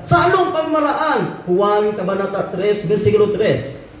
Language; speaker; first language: Filipino; non-native, local second language; Cebuano